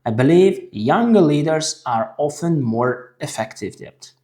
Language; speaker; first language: English; non-native, fluent; Uzbek